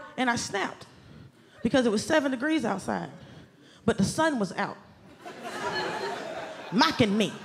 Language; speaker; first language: English; native; English